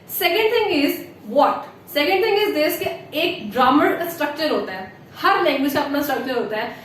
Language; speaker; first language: Urdu; native; Urdu